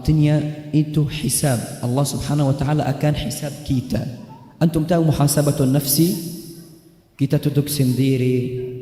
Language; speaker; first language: Indonesian; non-native, fluent; Arabic